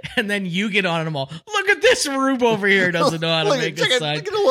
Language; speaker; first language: English; native; English